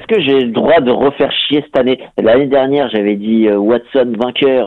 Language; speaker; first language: French; native; French